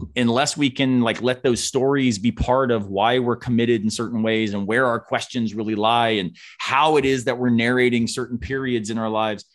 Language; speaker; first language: English; native; English